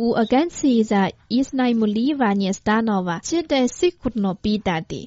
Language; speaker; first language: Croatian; non-native, fluent; Chinese